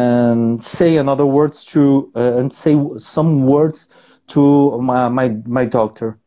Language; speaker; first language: English; non-native, learner; Portuguese